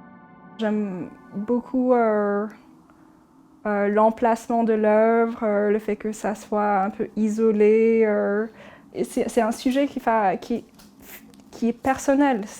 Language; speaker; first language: French; early bilingual, heritage; English